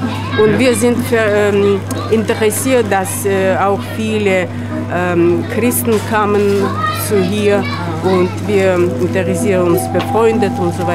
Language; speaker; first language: German; non-native, learner; Russian